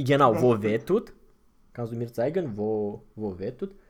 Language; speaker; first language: German; non-native, fluent; Romanian